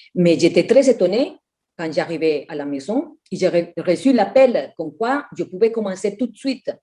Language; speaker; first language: French; non-native, fluent; Spanish